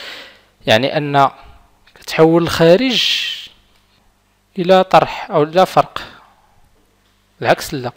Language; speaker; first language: Arabic; native; Arabic